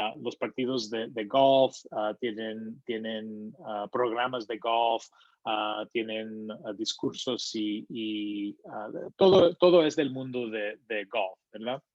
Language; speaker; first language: Spanish; early bilingual, heritage; Spanish